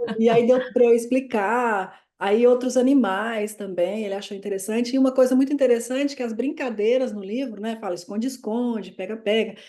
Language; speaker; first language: Portuguese; native; Portuguese